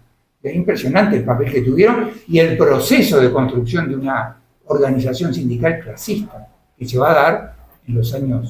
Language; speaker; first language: Spanish; native; Spanish